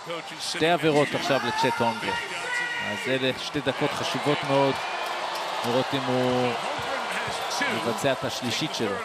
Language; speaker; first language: Hebrew; native; Hebrew